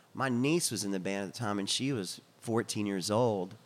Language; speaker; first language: English; native; English